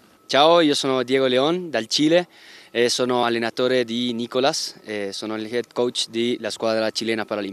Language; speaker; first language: Italian; non-native, fluent; Spanish